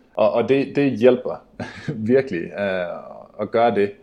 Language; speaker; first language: Danish; native; Danish